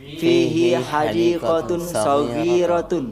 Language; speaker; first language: Arabic; non-native, learner; Indonesian